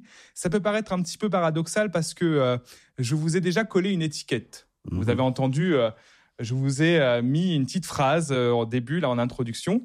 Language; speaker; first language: French; native; French